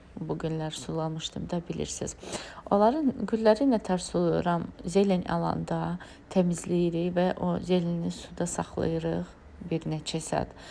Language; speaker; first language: Azerbaijani; non-native, fluent; Lezghian